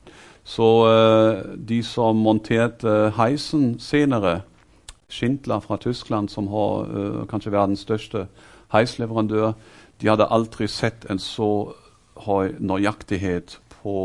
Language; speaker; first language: Norwegian; non-native, fluent; German